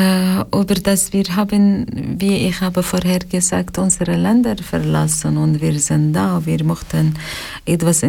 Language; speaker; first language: German; non-native, learner; Arabic